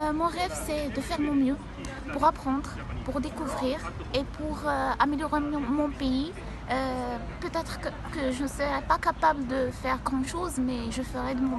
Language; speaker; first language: French; non-native, local second language; Arabic